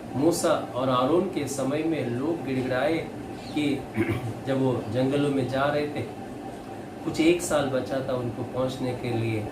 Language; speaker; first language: Hindi; non-native, local second language; Kannada